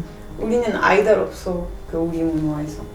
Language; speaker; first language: Korean; non-native, learner; French